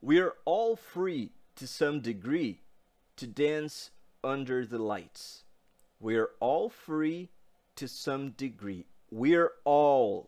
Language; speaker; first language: English; non-native, fluent; Portuguese